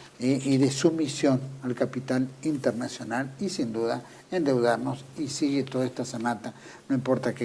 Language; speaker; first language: Spanish; native; Spanish